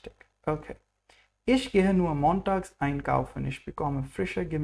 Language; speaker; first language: German; non-native, fluent; English